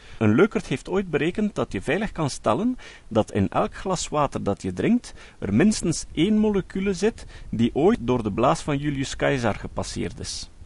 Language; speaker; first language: Dutch; native; Dutch